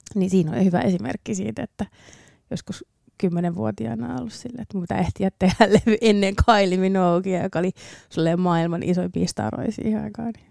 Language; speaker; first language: Finnish; early bilingual, other home language; English